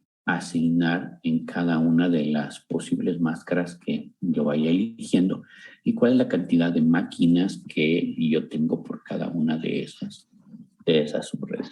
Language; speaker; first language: Spanish; native; Spanish